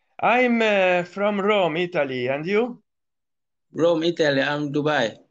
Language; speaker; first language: English; non-native, learner; Italian